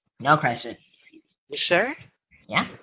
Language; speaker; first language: English; non-native, learner; Chinese